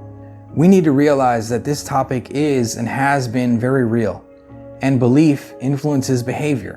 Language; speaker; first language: English; native; English